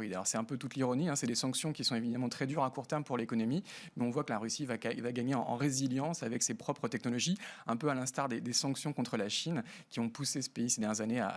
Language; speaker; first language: French; native; French